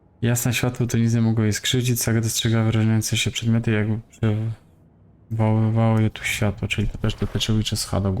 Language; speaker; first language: Polish; native; Polish